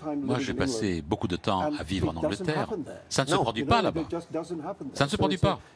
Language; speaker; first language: French; non-native, fluent; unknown